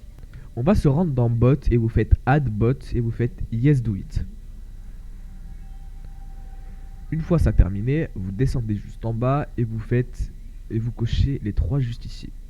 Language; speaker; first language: French; native; French